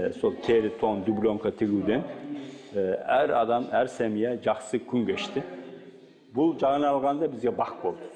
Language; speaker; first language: Kazakh; early bilingual, heritage; Kazakh